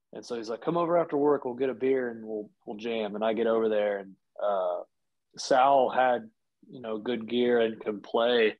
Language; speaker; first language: English; native; English